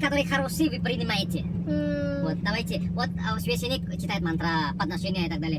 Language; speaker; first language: Russian; non-native, learner; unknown